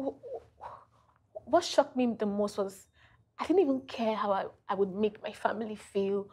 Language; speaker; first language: English; non-native, local second language; Igbo